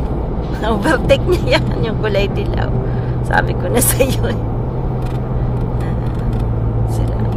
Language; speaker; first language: Filipino; native; Filipino